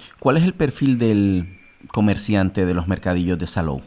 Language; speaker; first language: Spanish; native; Spanish